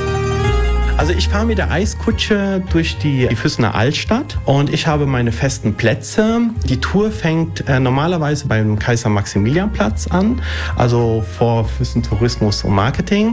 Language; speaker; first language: German; early bilingual, other home language; Italian